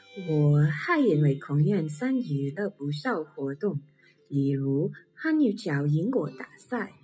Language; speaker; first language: Chinese; non-native, fluent; English